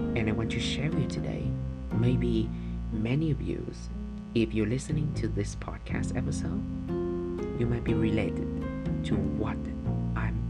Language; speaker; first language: English; non-native, fluent; Vietnamese